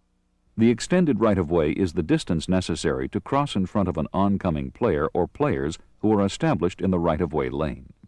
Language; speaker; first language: English; native; English